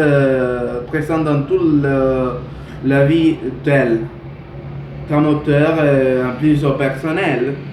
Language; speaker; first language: French; non-native, learner; Spanish